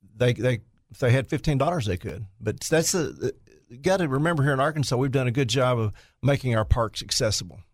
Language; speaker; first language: English; native; English